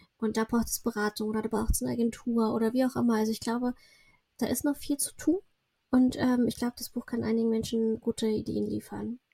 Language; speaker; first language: German; early bilingual, other home language; Russian